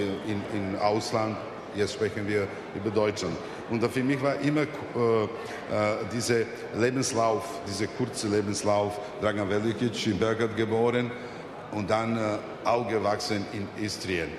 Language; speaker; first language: German; non-native, fluent; Serbian